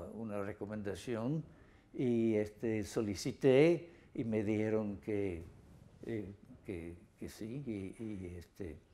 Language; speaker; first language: Spanish; non-native, fluent; English